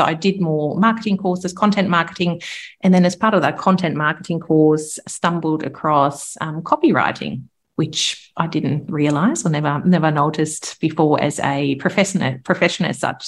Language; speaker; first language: English; non-native, fluent; German